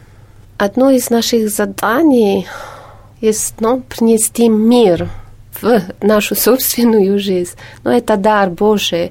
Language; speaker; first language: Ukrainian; non-native, learner; Polish